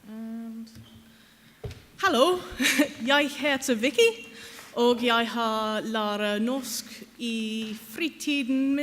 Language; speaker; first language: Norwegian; non-native, learner; English